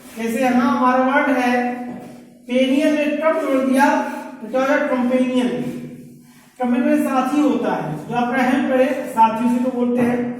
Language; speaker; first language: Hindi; native; Hindi